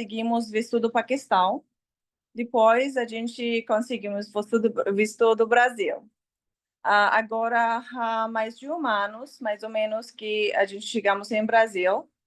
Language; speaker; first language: Portuguese; non-native, learner; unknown